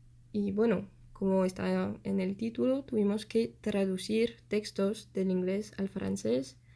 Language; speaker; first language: Spanish; non-native, fluent; French